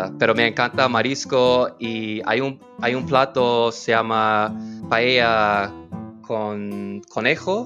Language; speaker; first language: Spanish; non-native, learner; English